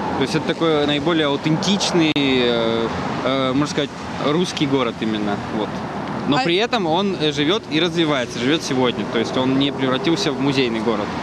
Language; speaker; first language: Russian; native; Russian